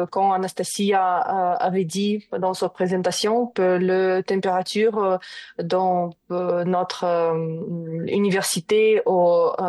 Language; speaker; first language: French; non-native, learner; Ukrainian